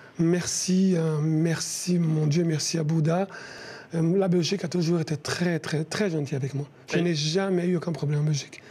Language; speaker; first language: French; non-native, fluent; Portuguese